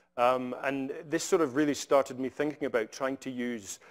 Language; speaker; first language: English; native; English